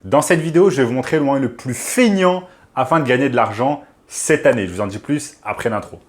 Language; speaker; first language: French; native; French